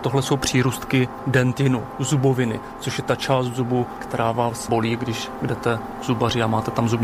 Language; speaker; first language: Czech; native; Czech